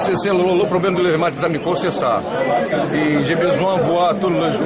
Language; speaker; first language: French; non-native, learner; Portuguese